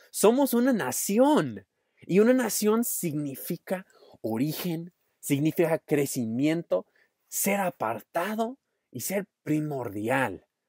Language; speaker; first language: Spanish; non-native, fluent; English